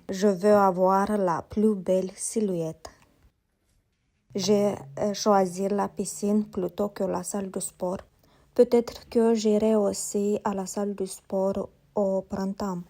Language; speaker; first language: French; non-native, learner; Romanian